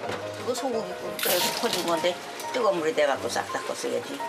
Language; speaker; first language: Korean; native; Korean